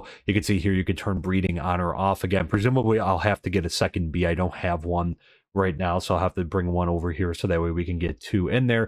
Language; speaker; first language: English; native; English